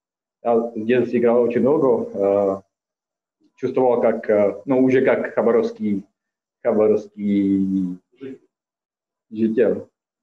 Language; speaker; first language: Russian; non-native, fluent; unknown